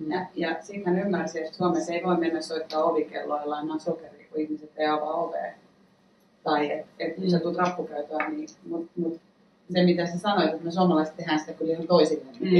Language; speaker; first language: Finnish; native; Finnish